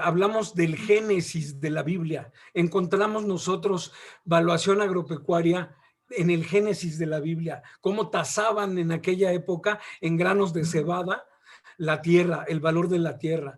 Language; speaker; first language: Spanish; native; Spanish